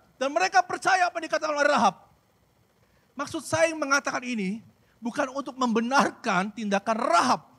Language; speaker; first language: Indonesian; native; Indonesian